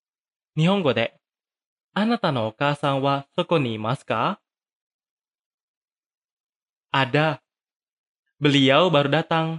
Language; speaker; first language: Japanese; non-native, fluent; Indonesian